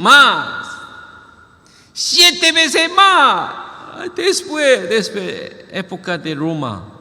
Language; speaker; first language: Spanish; non-native, learner; Korean